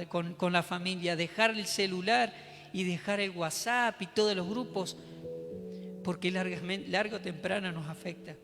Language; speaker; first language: Spanish; native; Spanish